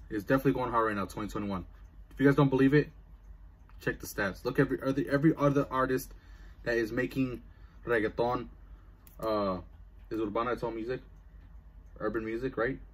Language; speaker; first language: English; early bilingual, other home language; Spanish